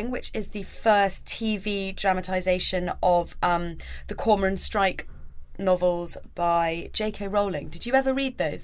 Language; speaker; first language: English; native; English